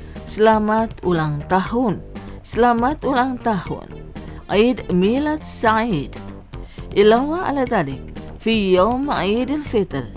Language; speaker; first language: Arabic; non-native, fluent; Indonesian